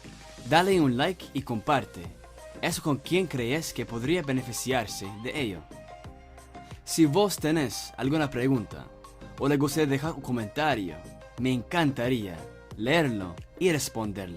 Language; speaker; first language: Spanish; non-native, fluent; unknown